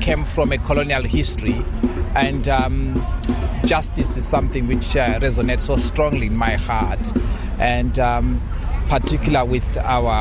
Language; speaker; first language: English; non-native, local second language; Shona